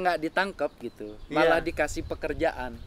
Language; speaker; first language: Indonesian; native; Indonesian